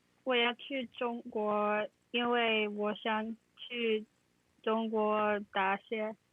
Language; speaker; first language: Chinese; non-native, learner; English